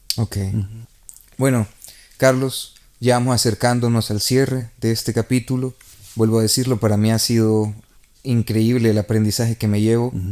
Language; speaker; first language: Spanish; native; Spanish